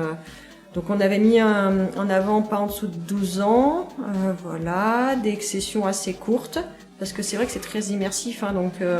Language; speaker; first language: French; native; French